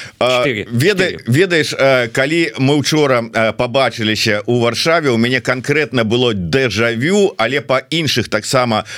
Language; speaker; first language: Belarusian; native; Belarusian